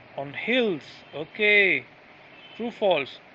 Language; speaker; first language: English; non-native, local second language; Urdu